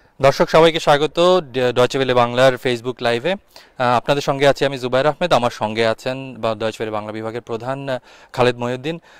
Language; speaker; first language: Bangla; native; Bangla